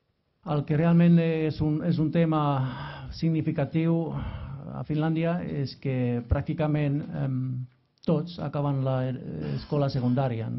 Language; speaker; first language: Catalan; non-native, fluent; Finnish